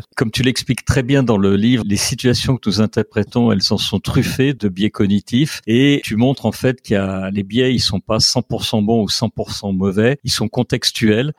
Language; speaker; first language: French; native; French